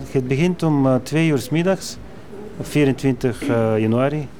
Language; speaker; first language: Dutch; non-native, fluent; Bulgarian